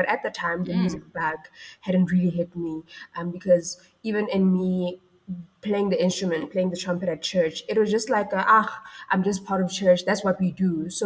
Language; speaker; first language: English; non-native, local second language; Tswana